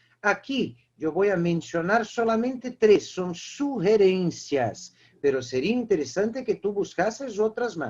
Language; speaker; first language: Spanish; non-native, fluent; Portuguese